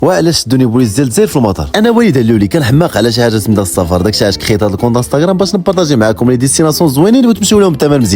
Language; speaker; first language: Arabic; native; Arabic